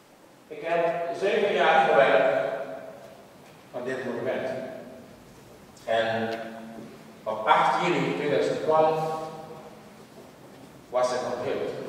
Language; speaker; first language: Dutch; non-native, local second language; Papiamento